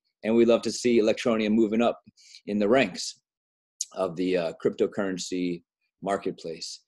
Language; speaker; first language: English; native; English